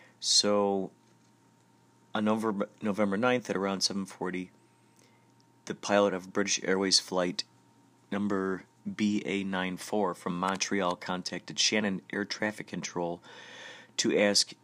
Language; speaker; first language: English; native; English